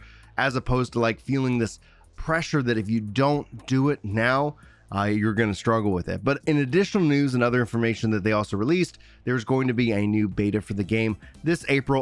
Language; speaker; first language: English; native; English